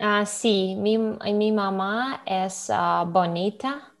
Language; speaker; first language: Spanish; non-native, learner; Russian